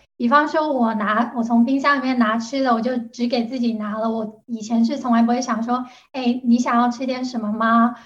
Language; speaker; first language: Chinese; non-native, local second language; Cantonese